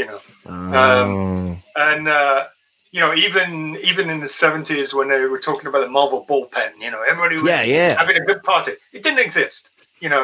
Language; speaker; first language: English; native; English